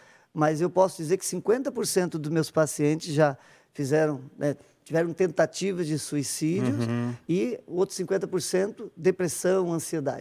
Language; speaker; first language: Portuguese; native; Portuguese